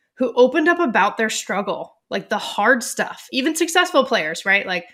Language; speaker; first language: English; native; English